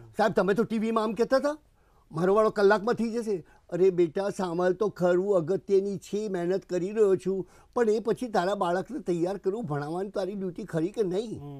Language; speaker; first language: Gujarati; non-native, local second language; Hindi